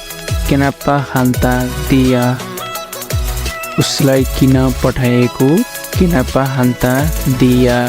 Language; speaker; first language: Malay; non-native, fluent; Nepali